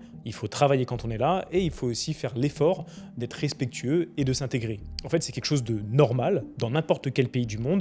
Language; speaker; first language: French; native; French